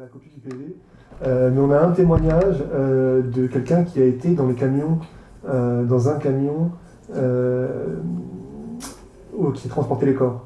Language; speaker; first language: French; native; French